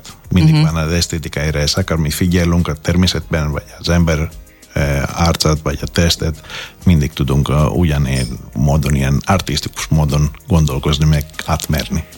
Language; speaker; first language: Hungarian; non-native, learner; Greek